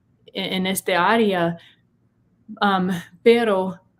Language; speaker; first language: Spanish; non-native, learner; English